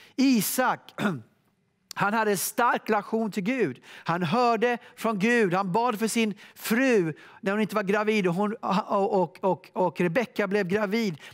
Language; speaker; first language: Swedish; native; Swedish